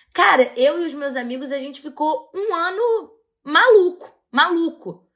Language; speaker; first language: Portuguese; native; Portuguese